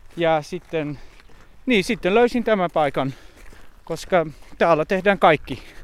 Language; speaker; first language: Finnish; non-native, fluent; Dutch